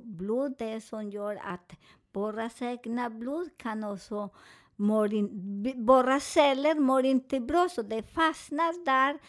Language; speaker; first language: Swedish; non-native, fluent; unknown